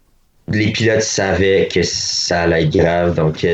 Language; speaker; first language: French; native; French